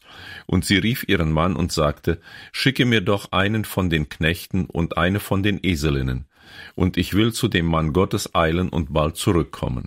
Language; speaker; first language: German; native; German